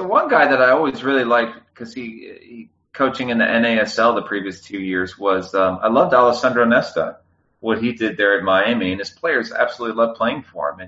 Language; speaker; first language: English; native; English